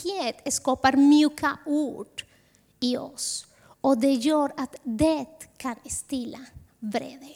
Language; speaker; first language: Swedish; non-native, fluent; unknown